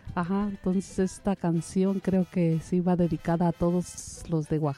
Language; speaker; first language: Spanish; native; Spanish